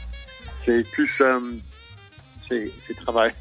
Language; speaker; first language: French; non-native, fluent; English